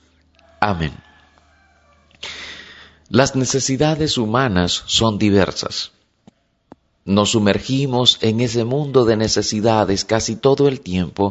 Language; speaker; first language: Spanish; native; Spanish